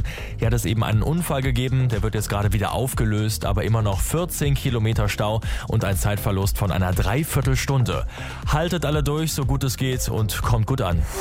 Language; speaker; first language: German; native; German